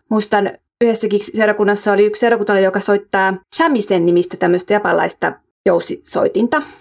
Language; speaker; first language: Finnish; early bilingual, heritage; Finnish